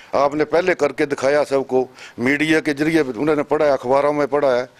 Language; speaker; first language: Hindi; native; Hindi